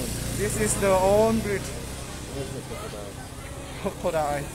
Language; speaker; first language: English; non-native, learner; Thai